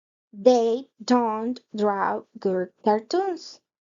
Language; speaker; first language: English; non-native, fluent; Spanish